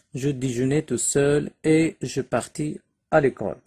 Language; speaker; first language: French; non-native, local second language; Arabic